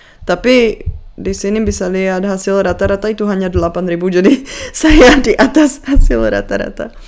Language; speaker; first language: Indonesian; non-native, fluent; Czech